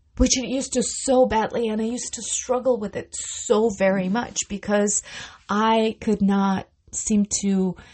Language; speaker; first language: English; non-native, fluent; Russian